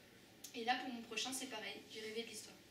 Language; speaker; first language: French; native; French